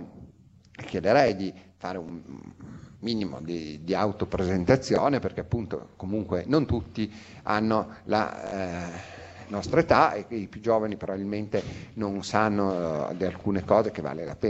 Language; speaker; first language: Italian; native; Italian